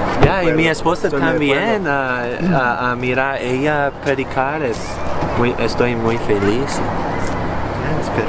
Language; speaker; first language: Spanish; non-native, learner; English